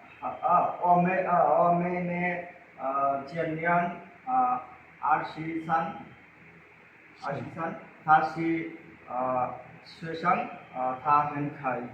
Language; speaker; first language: Chinese; non-native, learner; Bangla